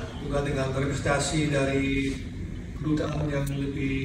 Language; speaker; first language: Indonesian; non-native, fluent; Dutch